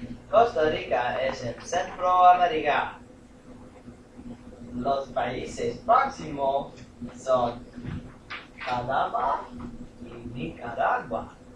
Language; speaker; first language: Spanish; non-native, learner; English